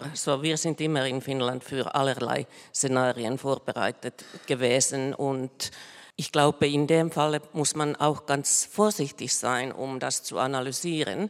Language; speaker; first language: German; non-native, fluent; Finnish